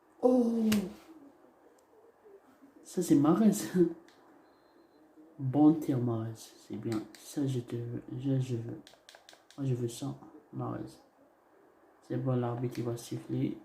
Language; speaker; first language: French; non-native, learner; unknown